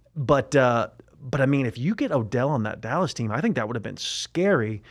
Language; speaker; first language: English; native; English